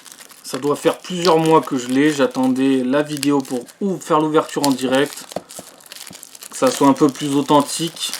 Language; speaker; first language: French; native; French